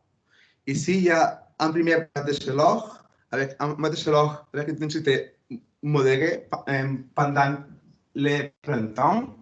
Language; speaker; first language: French; non-native, fluent; Spanish